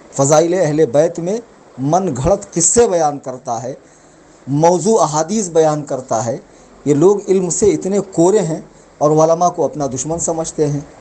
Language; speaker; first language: Urdu; native; Urdu